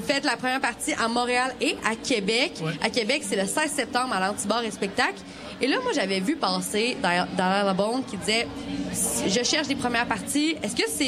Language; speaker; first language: French; native; French